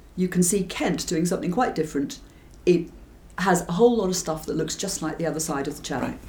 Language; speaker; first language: English; native; English